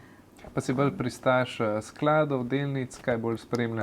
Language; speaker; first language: Slovenian; native; Slovenian